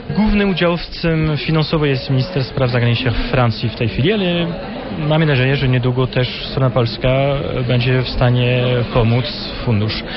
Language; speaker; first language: Polish; non-native, fluent; French